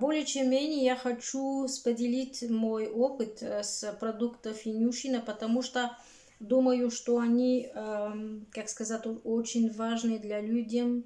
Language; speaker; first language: Russian; non-native, learner; Bulgarian